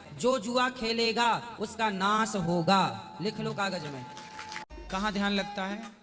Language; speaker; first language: Hindi; native; Hindi